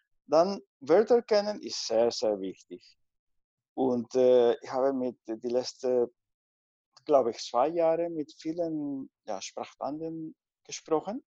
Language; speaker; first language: German; non-native, fluent; Spanish